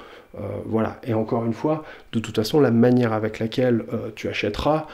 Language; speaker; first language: French; native; French